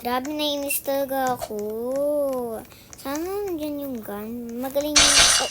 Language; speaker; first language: Filipino; early bilingual, heritage; Filipino